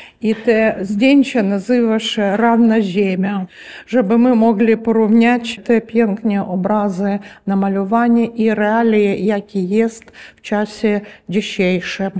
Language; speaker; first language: Polish; non-native, learner; Ukrainian